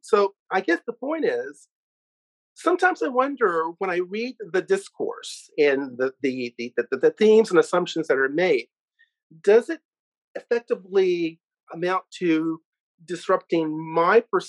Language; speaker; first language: English; native; English